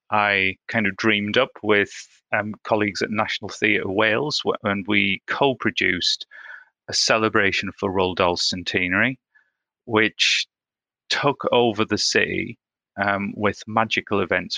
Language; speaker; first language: English; native; English